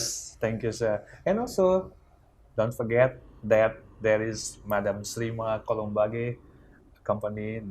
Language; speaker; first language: English; non-native, fluent; Indonesian